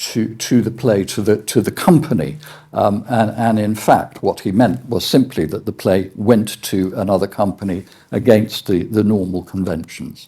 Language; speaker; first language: English; native; English